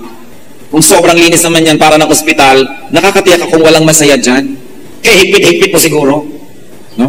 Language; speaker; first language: Filipino; native; Filipino